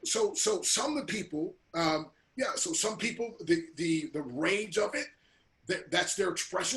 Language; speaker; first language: English; native; English